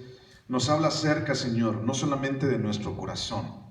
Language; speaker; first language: Spanish; native; Spanish